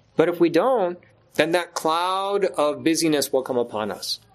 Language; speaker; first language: English; native; English